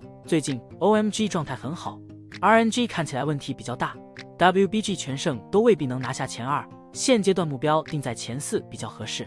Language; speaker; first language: Chinese; native; Chinese